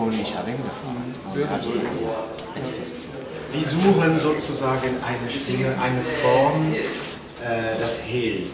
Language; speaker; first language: German; non-native, fluent; French